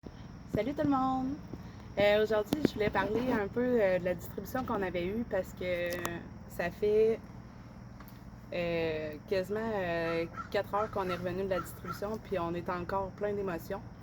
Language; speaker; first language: French; native; French